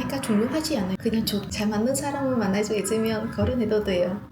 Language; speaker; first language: Korean; non-native, learner; Vietnamese